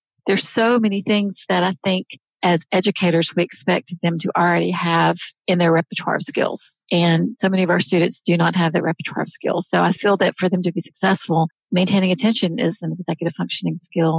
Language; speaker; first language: English; native; English